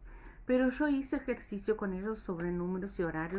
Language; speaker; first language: Spanish; non-native, fluent; Portuguese